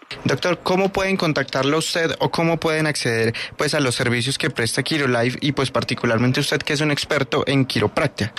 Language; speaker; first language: Spanish; native; Spanish